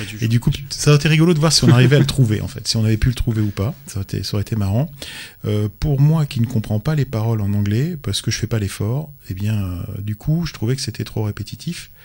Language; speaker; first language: French; native; French